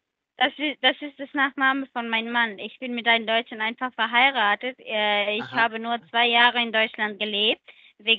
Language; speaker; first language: German; non-native, learner; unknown